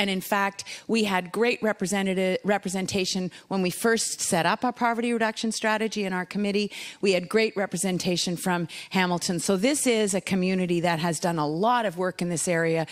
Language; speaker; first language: English; native; English